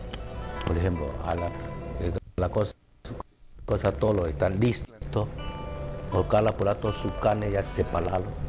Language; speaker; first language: Spanish; non-native, learner; Cantonese